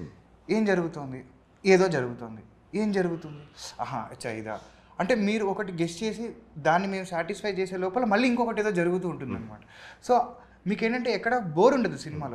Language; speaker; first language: Telugu; native; Telugu